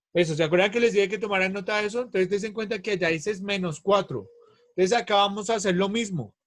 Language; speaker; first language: Spanish; native; Spanish